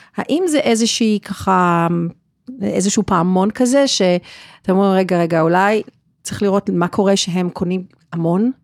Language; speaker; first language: Hebrew; non-native, fluent; English